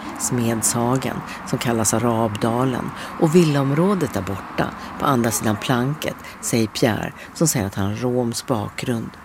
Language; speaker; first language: Swedish; native; Swedish